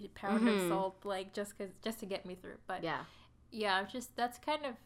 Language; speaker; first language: English; early bilingual, other home language; Sinhala